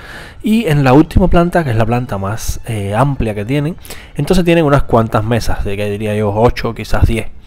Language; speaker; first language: Spanish; native; Spanish